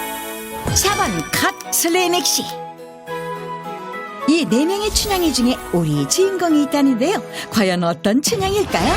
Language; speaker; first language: Korean; native; Korean